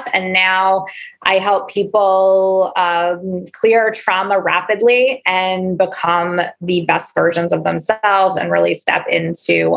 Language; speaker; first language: English; native; English